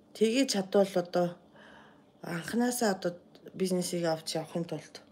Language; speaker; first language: Mongolian; non-native, fluent; Japanese